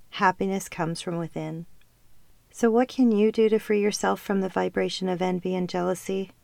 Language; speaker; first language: English; native; English